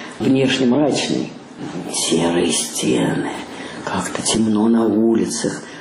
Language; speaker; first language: Russian; native; Russian